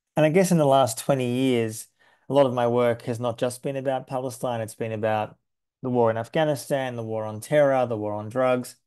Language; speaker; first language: English; native; English